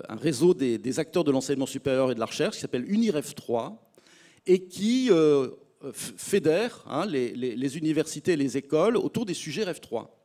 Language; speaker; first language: French; native; French